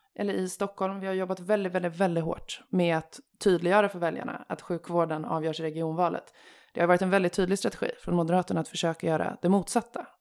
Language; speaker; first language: Swedish; native; Swedish